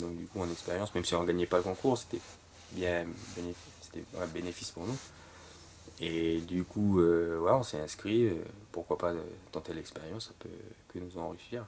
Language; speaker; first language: French; native; French